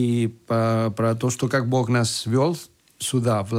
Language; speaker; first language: Russian; non-native, fluent; Spanish